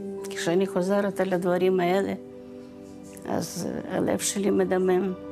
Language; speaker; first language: Hebrew; non-native, fluent; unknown